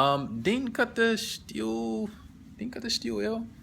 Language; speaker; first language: Romanian; non-native, learner; English